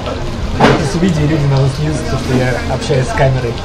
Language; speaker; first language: Russian; native; Russian